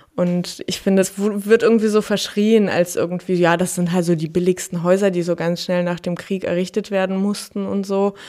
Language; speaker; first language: German; early bilingual, other home language; Russian